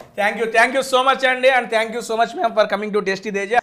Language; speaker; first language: Telugu; native; Telugu